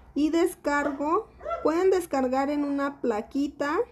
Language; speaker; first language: Spanish; native; Spanish